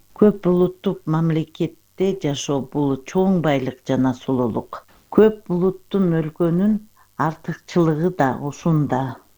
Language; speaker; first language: Kyrgyz; non-native, local second language; Uyghur